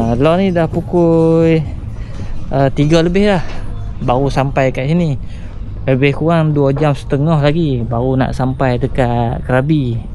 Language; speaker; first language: Malay; native; Malay